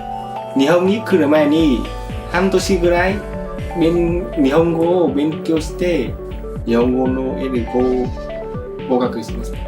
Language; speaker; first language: Japanese; non-native, learner; Vietnamese